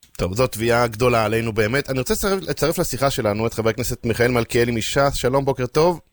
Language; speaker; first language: Hebrew; native; Hebrew